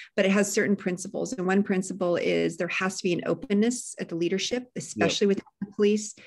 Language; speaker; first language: English; native; English